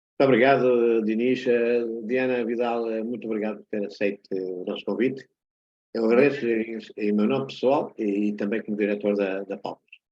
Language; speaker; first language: Portuguese; native; Portuguese